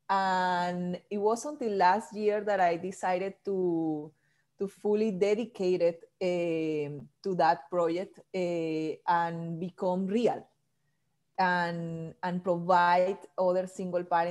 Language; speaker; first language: English; non-native, fluent; Spanish